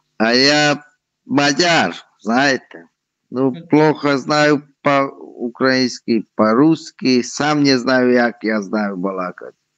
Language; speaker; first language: Ukrainian; non-native, local second language; Hungarian